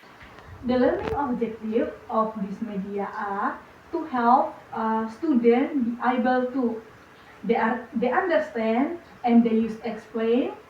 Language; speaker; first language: English; non-native, learner; Indonesian